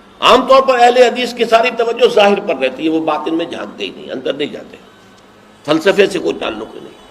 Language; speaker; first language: Urdu; native; Urdu